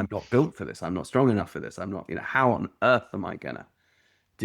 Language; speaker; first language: English; native; English